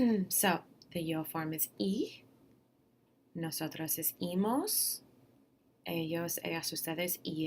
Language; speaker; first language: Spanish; non-native, fluent; English